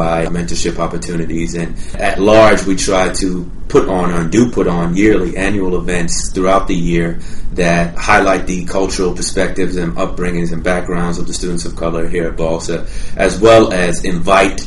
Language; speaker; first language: English; native; English